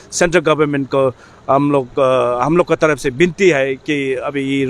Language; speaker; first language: Hindi; non-native, fluent; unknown